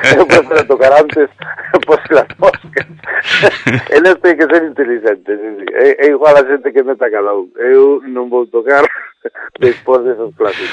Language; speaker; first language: Spanish; non-native, local second language; Galician